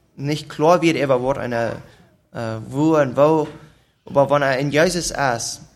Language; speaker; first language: German; native; German